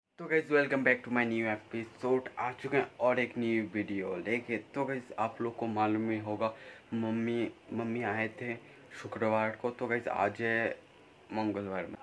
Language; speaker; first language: Hindi; non-native, local second language; Bangla